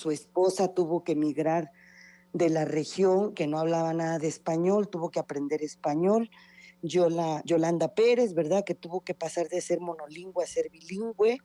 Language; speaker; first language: Spanish; native; Spanish